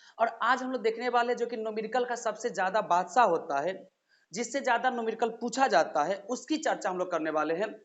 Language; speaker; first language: Hindi; native; Hindi